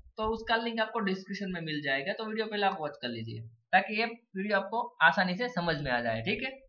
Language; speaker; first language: Hindi; non-native, local second language; Gujarati